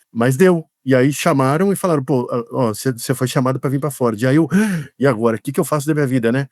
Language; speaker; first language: Portuguese; native; Portuguese